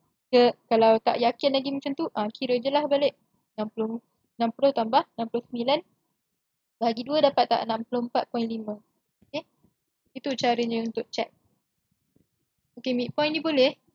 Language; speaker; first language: Malay; native; Malay